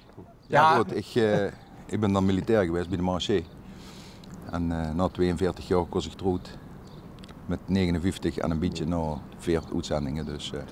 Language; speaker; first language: Dutch; native; Dutch